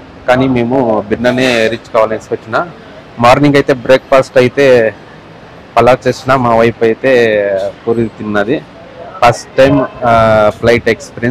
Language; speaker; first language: Telugu; native; Telugu